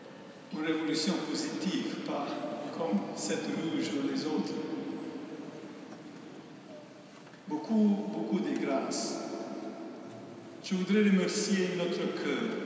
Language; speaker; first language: French; non-native, fluent; English